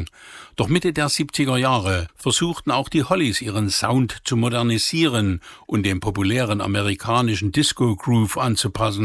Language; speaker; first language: German; native; German